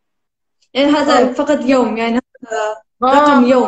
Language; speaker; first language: Arabic; non-native, learner; Turkish